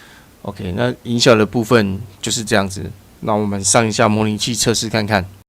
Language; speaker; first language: Chinese; native; Chinese